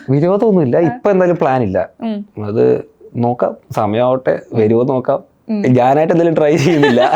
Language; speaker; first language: Malayalam; native; Malayalam